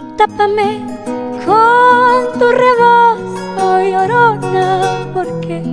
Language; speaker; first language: German; non-native, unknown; Spanish